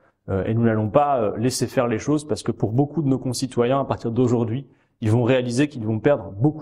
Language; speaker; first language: French; native; French